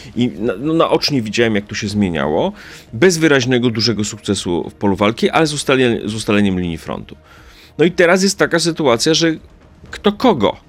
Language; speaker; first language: Polish; native; Polish